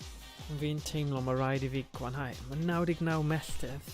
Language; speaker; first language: Welsh; non-native, local second language; English